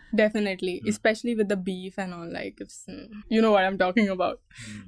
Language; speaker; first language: English; non-native, local second language; Konkani